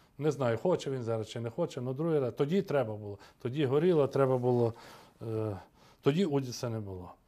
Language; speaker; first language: Ukrainian; native; Ukrainian